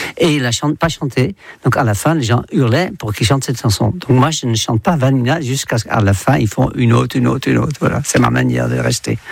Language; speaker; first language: French; non-native, fluent; Dutch